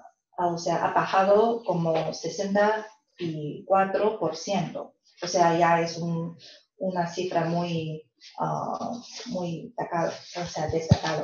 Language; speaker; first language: Spanish; non-native, fluent; Chinese